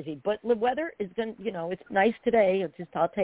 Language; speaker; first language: English; native; English